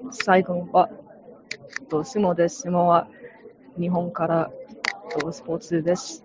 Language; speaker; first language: Japanese; non-native, learner; English